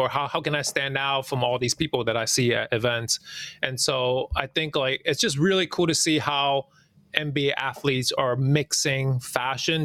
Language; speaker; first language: English; early bilingual, other home language; Cantonese